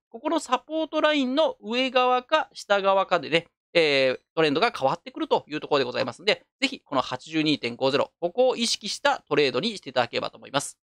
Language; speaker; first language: Japanese; native; Japanese